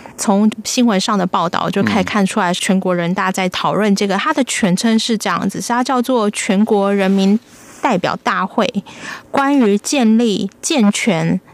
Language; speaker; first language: Chinese; native; Chinese